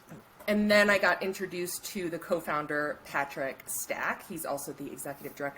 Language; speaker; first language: English; native; English